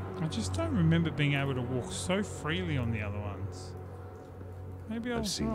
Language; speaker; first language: English; native; English